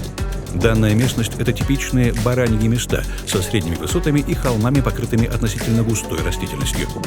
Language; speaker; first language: Russian; native; Russian